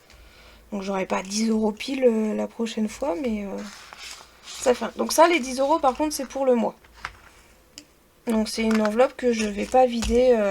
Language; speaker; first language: French; native; French